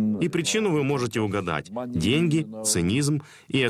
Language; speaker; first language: Russian; non-native, local second language; Lithuanian